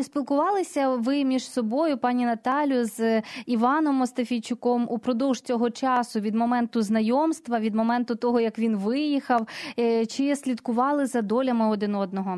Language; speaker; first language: Ukrainian; native; Ukrainian